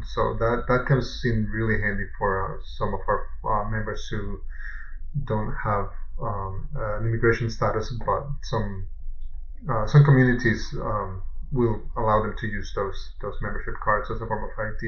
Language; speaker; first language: English; native; English